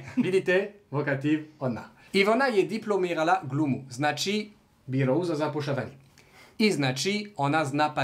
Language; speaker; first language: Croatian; non-native, learner; French